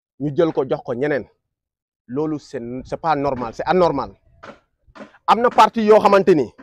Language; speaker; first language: Wolof; non-native, local second language; Fula